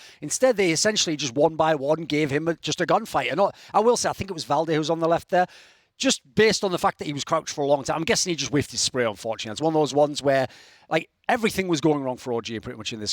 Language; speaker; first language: English; native; English